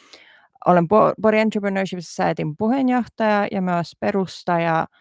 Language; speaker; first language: Finnish; non-native, learner; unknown